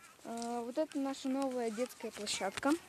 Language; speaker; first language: Russian; native; Russian